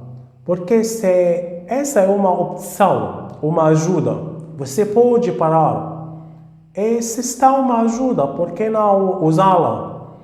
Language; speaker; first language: Portuguese; non-native, fluent; Arabic